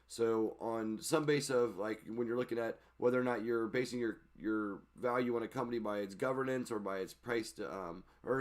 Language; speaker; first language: English; native; English